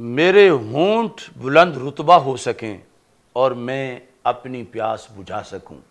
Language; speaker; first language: Urdu; non-native, local second language; Punjabi